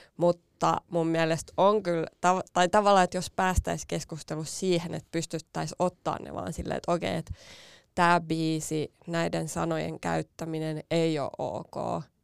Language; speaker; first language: Finnish; native; Finnish